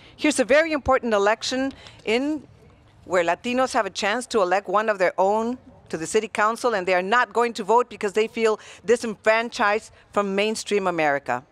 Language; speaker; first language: English; early bilingual, other home language; Spanish